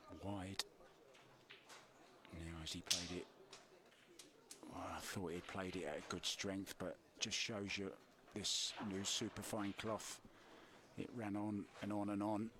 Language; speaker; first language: English; native; English